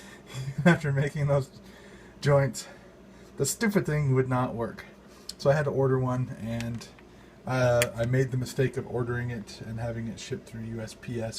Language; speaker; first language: English; native; English